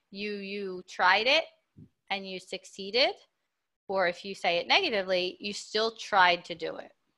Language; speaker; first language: English; native; English